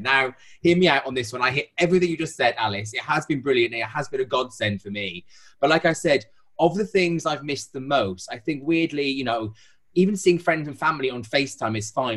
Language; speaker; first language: English; native; English